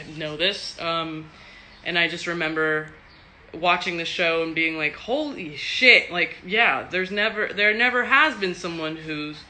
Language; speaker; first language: English; early bilingual, other home language; Spanish